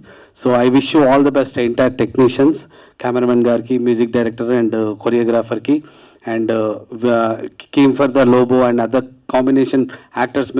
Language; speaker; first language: Telugu; native; Telugu